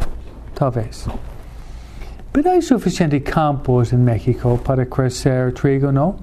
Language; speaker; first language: Spanish; non-native, fluent; English